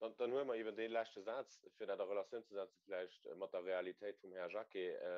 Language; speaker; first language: Luxembourgish; native; Luxembourgish